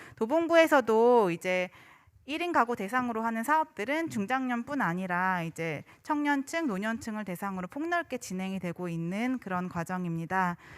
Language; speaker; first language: Korean; native; Korean